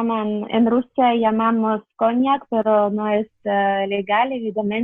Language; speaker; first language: Spanish; non-native, fluent; Russian